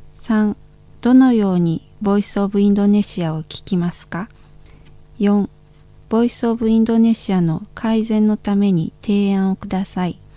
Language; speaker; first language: Japanese; non-native, fluent; Indonesian